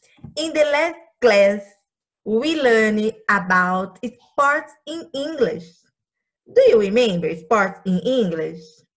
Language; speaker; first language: English; non-native, learner; Portuguese